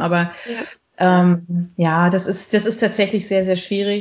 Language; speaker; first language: German; native; German